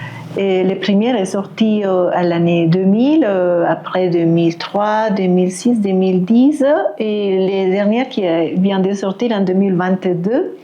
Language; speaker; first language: French; non-native, fluent; Spanish